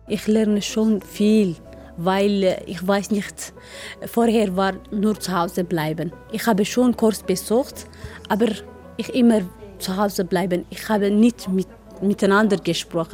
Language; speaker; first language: German; non-native, learner; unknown